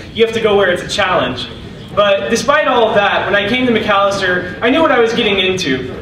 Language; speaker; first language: English; native; English